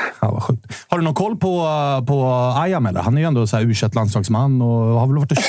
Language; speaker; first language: Swedish; native; Swedish